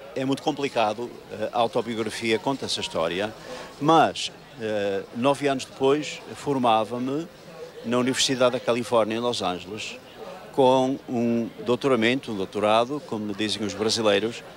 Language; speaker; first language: Portuguese; native; Portuguese